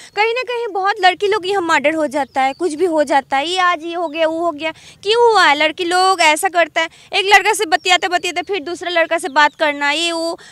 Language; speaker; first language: Hindi; non-native, local second language; Bangla